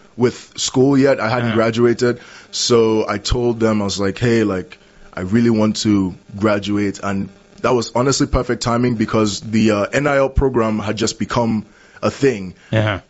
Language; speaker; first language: English; non-native, local second language; Yoruba